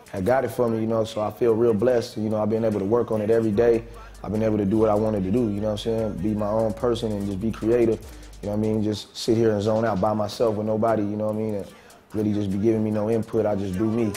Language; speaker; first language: English; native; English